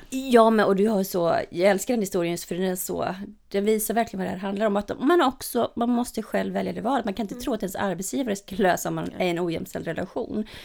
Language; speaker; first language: Swedish; native; Swedish